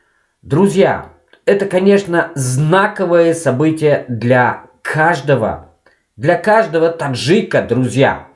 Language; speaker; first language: Russian; non-native, local second language; Tajik